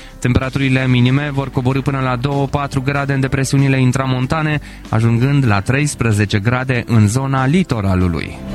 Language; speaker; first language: Romanian; native; Romanian